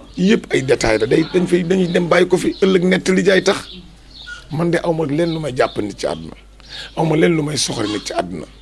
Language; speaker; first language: Wolof; native; Wolof